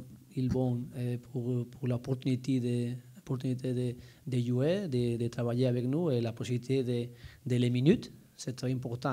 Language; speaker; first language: French; non-native, learner; Spanish